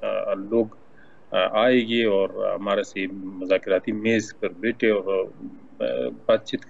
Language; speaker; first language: Hindi; non-native, learner; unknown